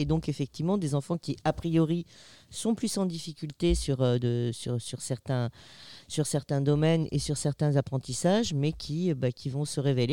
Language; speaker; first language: French; native; French